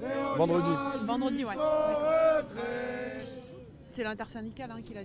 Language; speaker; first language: French; native; French